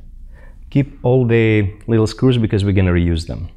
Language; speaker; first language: English; non-native, fluent; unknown